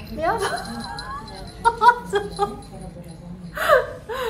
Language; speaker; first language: Chinese; native; Chinese